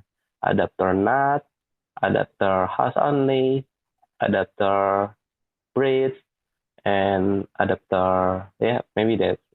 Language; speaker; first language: English; non-native, learner; Indonesian